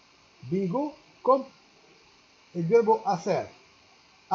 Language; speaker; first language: Spanish; non-native, learner; Arabic